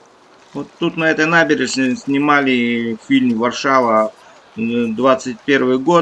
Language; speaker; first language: Russian; native; Russian